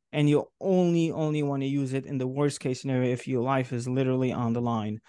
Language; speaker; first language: English; native; English